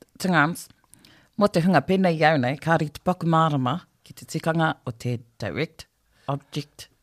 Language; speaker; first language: Māori; native; Māori